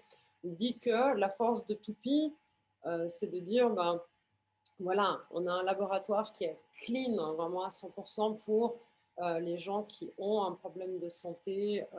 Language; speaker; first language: French; native; French